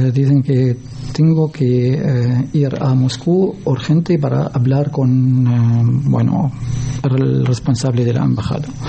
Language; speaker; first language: Spanish; non-native, learner; Arabic